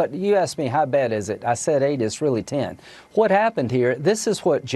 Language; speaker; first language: English; native; English